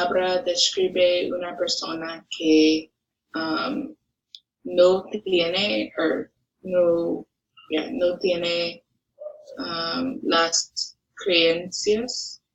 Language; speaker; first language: Spanish; non-native, learner; English